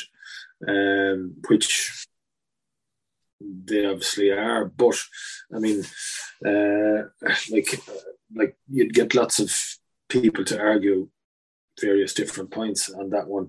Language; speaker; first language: English; native; English